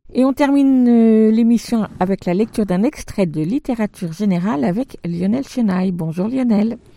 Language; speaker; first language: French; native; French